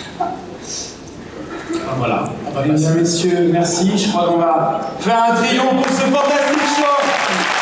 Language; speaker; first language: French; native; French